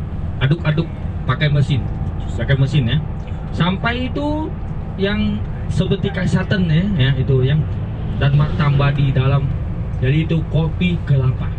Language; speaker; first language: Indonesian; non-native, learner; Vietnamese